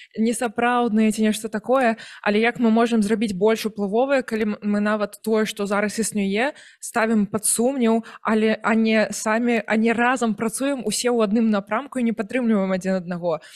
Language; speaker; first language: Belarusian; native; Belarusian